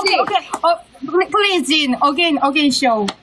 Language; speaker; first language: Korean; non-native, learner; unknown